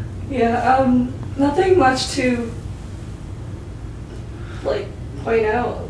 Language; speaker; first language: English; early bilingual, other home language; Korean